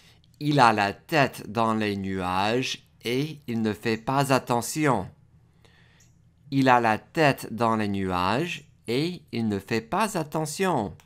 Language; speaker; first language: French; non-native, fluent; English